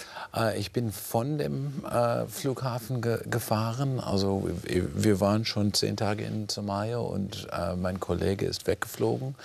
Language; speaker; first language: German; non-native, fluent; English